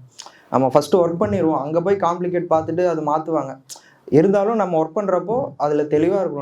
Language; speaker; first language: Tamil; native; Tamil